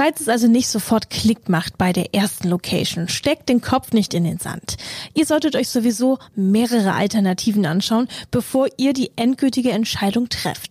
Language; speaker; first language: German; native; German